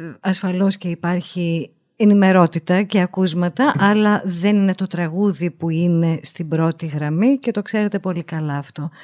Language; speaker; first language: Greek; native; Greek